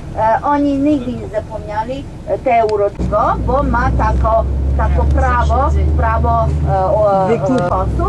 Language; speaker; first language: Polish; non-native, learner; Serbian